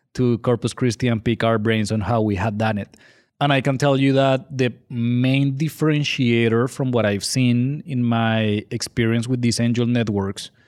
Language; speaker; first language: English; non-native, fluent; Spanish